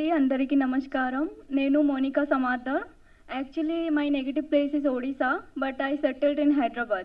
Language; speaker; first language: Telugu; non-native, learner; Odia